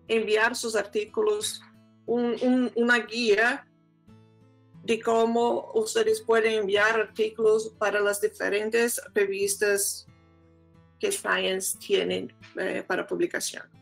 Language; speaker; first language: Spanish; non-native, fluent; Portuguese